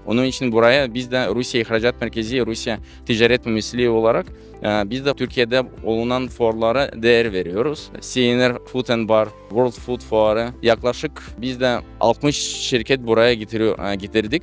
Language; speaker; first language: Turkish; non-native, fluent; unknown